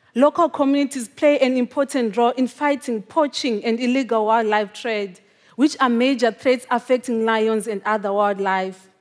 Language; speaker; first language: English; non-native, local second language; Shona